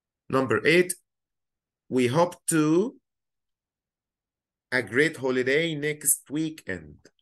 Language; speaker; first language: English; non-native, fluent; Arabic